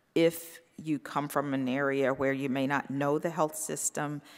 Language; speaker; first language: English; native; English